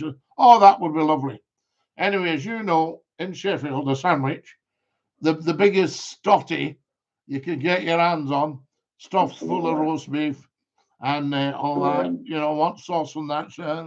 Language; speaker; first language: English; native; English